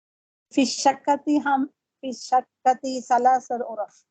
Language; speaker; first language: Arabic; non-native, learner; Tamil